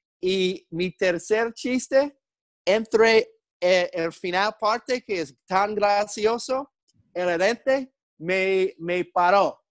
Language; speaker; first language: Spanish; non-native, learner; English